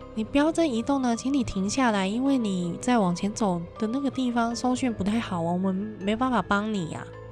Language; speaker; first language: Chinese; non-native, fluent; Cantonese